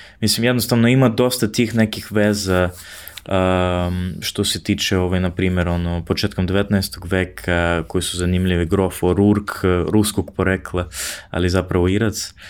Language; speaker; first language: Serbian; non-native, fluent; English